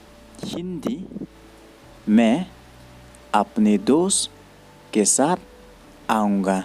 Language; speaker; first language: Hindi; non-native, learner; Khasi